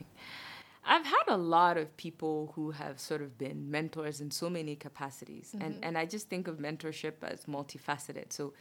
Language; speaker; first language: English; non-native, fluent; French